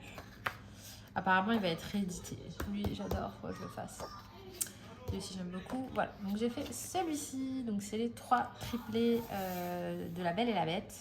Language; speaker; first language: French; native; French